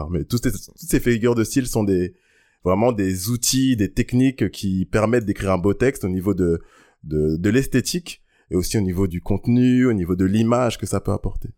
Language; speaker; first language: French; early bilingual, other home language; Lingala